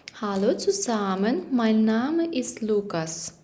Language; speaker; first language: German; non-native, fluent; Ukrainian